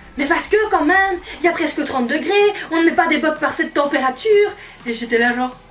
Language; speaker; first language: French; native; French